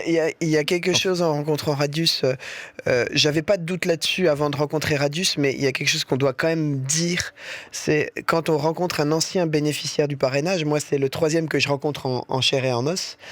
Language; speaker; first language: French; native; French